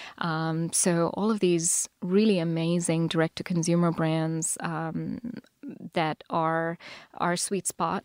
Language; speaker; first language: English; non-native, local second language; Telugu